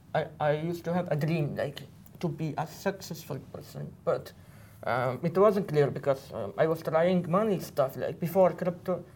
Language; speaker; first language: English; non-native, fluent; Arabic